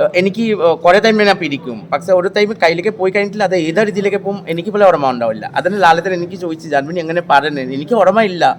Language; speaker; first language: Malayalam; non-native, local second language; Assamese